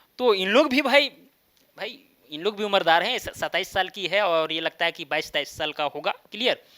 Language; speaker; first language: Hindi; native; Hindi